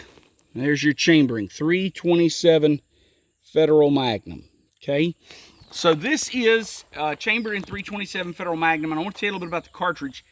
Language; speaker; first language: English; native; English